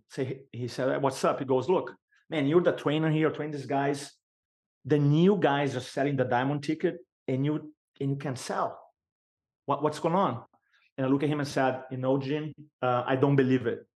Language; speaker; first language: English; non-native, fluent; Portuguese